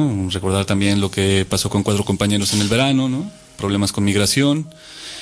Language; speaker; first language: Spanish; native; Spanish